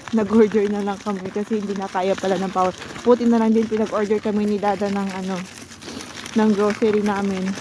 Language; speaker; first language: Filipino; non-native, local second language; Cebuano